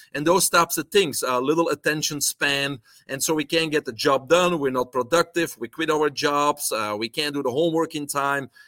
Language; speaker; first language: English; non-native, fluent; Dutch